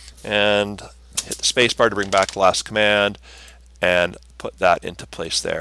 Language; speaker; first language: English; native; English